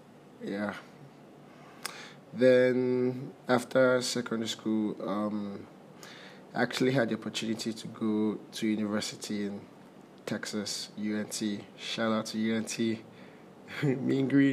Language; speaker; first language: English; non-native, local second language; Igbo